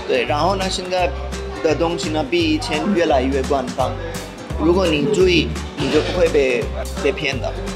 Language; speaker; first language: Chinese; non-native, fluent; Hindi